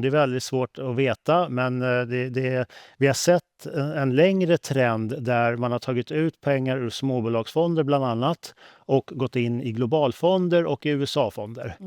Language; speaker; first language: Swedish; native; Swedish